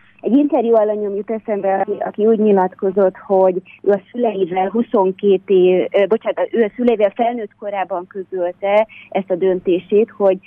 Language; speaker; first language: Hungarian; native; Hungarian